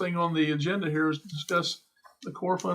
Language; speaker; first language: English; native; English